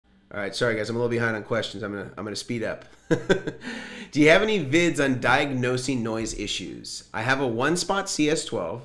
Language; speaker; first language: English; native; English